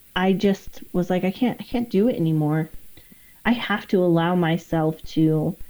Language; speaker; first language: English; native; English